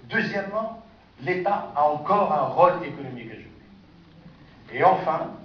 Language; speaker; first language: French; non-native, local second language; Arabic